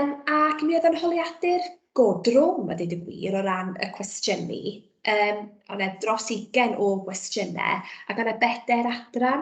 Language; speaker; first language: Welsh; native; Welsh